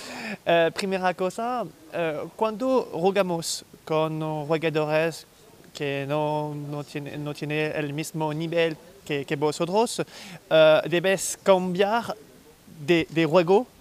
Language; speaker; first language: Spanish; non-native, learner; French